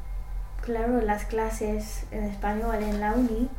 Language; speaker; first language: Spanish; non-native, learner; English